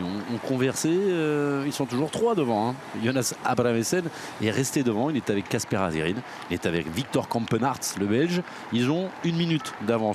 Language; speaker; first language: French; native; French